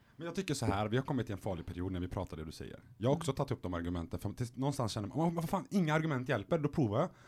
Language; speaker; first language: Swedish; early bilingual, other home language; Arabic